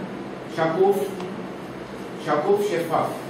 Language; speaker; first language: Hebrew; non-native, learner; Turkish